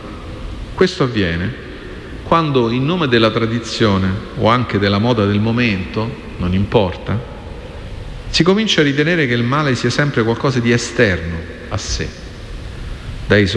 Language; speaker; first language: Italian; native; Italian